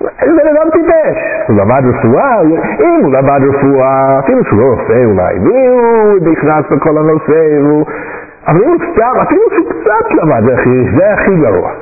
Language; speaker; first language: Hebrew; non-native, fluent; English